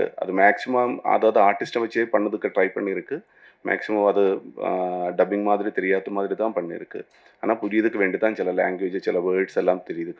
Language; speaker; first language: Tamil; non-native, learner; Malayalam